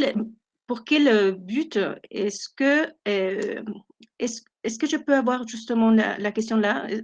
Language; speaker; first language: French; non-native, fluent; Spanish